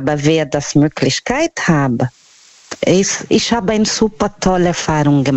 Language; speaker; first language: German; non-native, learner; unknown